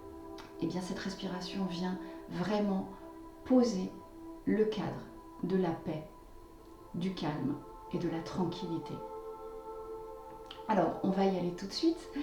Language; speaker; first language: French; native; French